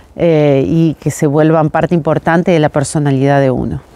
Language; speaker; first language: Spanish; native; Spanish